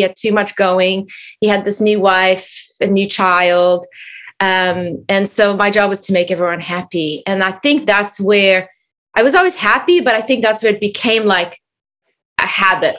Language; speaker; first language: English; native; English